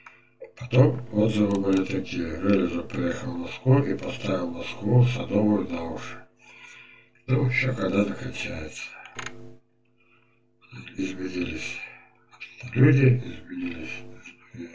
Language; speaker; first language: Russian; native; Russian